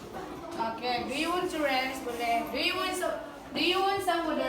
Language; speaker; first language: English; non-native, learner; Indonesian